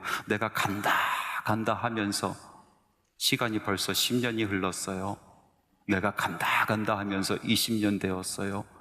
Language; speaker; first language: Korean; native; Korean